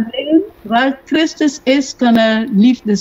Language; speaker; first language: Dutch; non-native, local second language; Papiamento